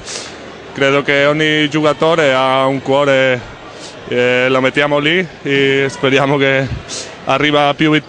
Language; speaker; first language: Italian; non-native, learner; Spanish